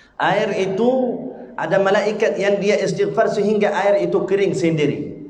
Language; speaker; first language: Malay; non-native, fluent; Arabic